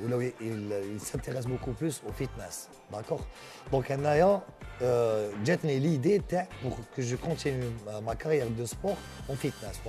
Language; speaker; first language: French; non-native, local second language; Arabic